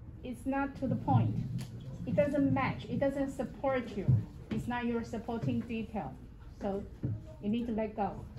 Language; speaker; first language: English; non-native, fluent; Chinese